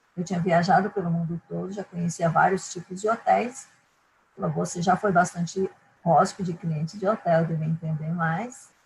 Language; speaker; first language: Portuguese; early bilingual, other home language; Japanese